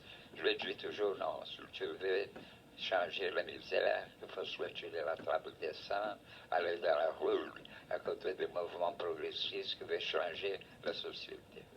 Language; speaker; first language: French; non-native, fluent; Portuguese